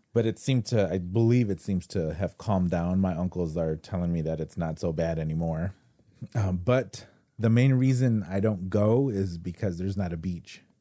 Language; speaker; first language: English; native; English